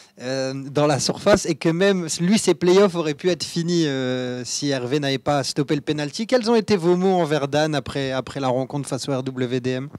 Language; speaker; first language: French; native; French